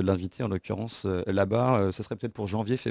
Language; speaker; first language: French; native; French